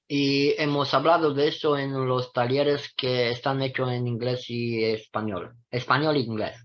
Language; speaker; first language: Spanish; non-native, fluent; Romanian